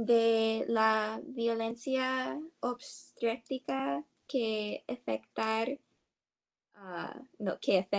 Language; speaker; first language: Spanish; non-native, learner; English